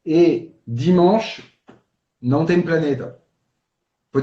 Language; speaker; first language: Portuguese; non-native, fluent; French